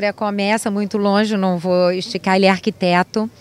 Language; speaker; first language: Portuguese; native; Portuguese